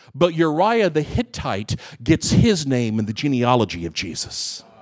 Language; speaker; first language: English; native; English